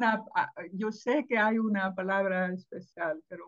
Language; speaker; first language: Spanish; non-native, fluent; Dutch